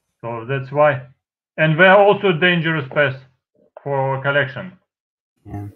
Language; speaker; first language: English; non-native, fluent; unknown